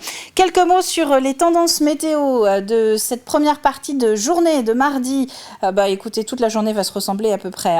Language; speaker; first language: French; native; French